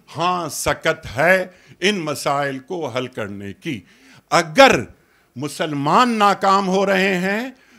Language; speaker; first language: Urdu; native; Urdu